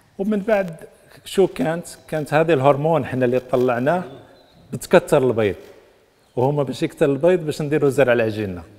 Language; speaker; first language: Arabic; native; Arabic